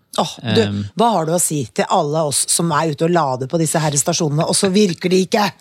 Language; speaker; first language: Norwegian; native; Norwegian